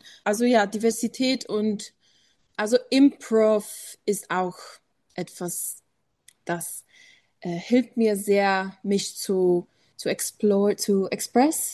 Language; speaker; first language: German; non-native, learner; English